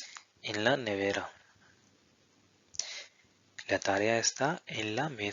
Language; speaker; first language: Spanish; non-native, fluent; Hindi